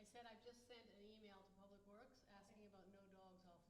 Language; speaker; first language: English; native; English